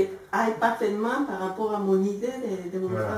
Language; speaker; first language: French; non-native, fluent; Spanish